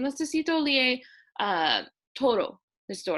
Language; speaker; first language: Spanish; non-native, learner; English